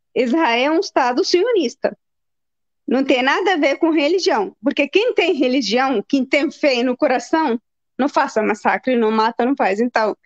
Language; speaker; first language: Portuguese; non-native, fluent; Arabic